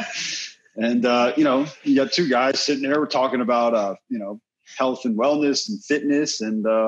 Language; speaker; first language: English; native; English